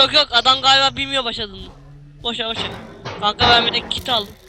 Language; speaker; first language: Turkish; native; Turkish